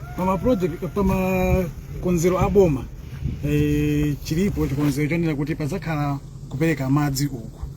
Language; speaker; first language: Nyanja; native; Nyanja